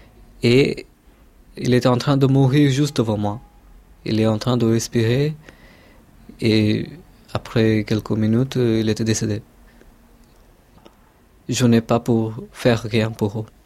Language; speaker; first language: French; non-native, fluent; Bangla